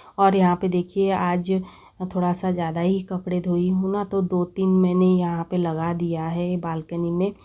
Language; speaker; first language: Hindi; non-native, local second language; Bangla